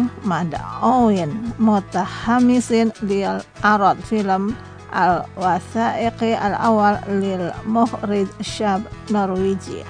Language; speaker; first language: Arabic; non-native, fluent; Indonesian